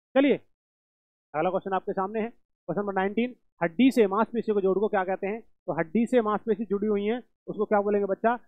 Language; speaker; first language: Hindi; native; Hindi